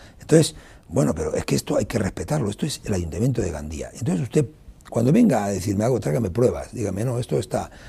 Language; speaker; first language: Spanish; non-native, local second language; Catalan